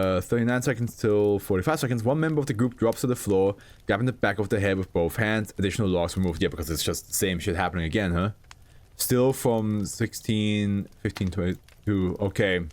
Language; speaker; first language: English; non-native, fluent; German